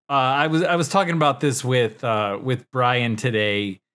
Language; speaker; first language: English; native; English